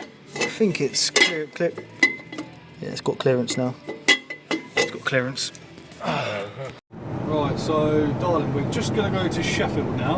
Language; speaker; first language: English; native; English